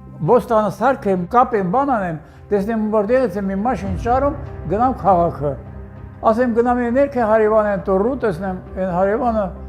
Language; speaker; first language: Armenian; native; Armenian